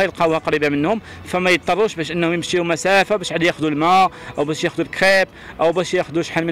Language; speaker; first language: Arabic; native; Arabic